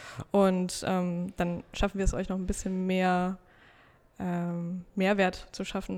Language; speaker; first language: German; native; German